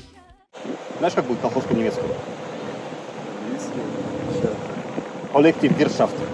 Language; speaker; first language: Russian; native; Russian